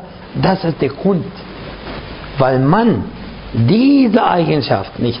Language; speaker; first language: German; non-native, fluent; Arabic